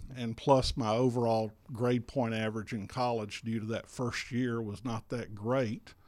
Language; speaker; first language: English; native; English